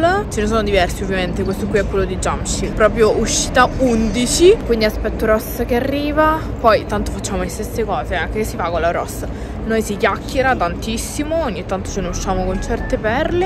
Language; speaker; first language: Italian; native; Italian